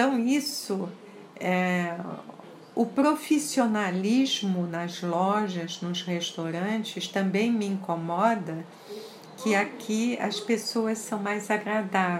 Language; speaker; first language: Portuguese; early bilingual, other home language; French